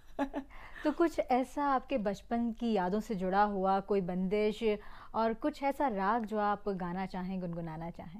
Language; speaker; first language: Hindi; native; Hindi